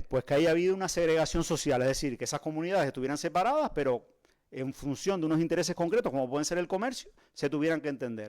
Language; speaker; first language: Spanish; native; Spanish